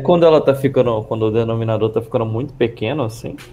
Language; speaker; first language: Portuguese; native; Portuguese